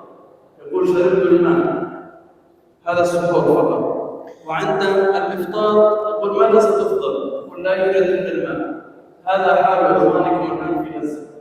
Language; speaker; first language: Arabic; native; Arabic